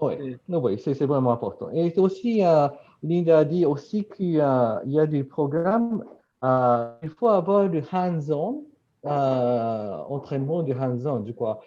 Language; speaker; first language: French; non-native, fluent; Japanese